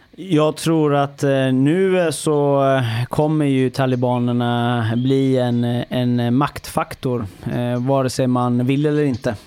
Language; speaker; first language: Swedish; early bilingual, other home language; Persian